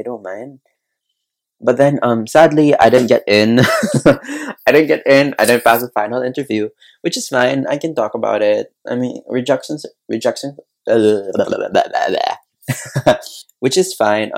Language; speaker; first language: English; non-native, local second language; Cebuano